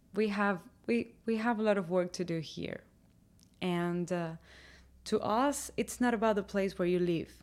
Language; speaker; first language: English; non-native, fluent; Spanish